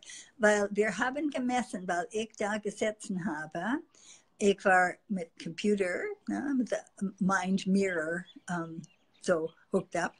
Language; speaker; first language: German; non-native, fluent; English